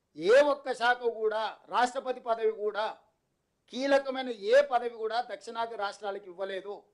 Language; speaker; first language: Telugu; native; Telugu